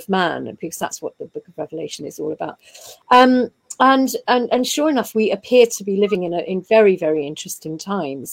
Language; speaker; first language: English; native; English